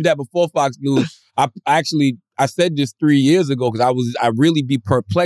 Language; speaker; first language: English; native; English